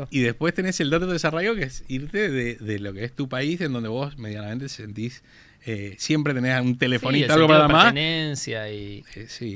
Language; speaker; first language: Spanish; native; Spanish